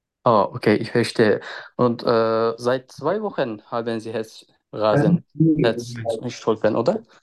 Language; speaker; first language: German; non-native, learner; Turkish